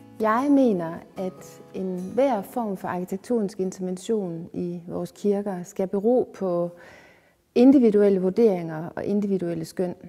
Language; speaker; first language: Danish; native; Danish